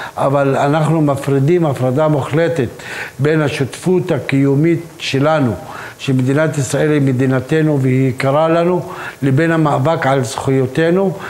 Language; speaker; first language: Hebrew; non-native, local second language; Arabic